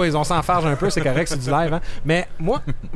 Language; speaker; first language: French; native; French